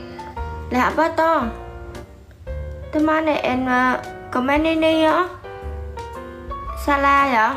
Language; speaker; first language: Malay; non-native, learner; Vietnamese